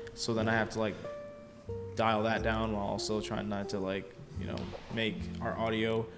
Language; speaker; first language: English; native; English